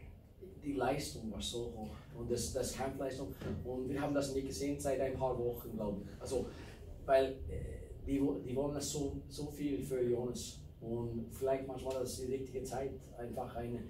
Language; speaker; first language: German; non-native, fluent; English